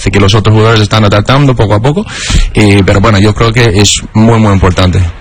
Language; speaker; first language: Spanish; non-native, fluent; English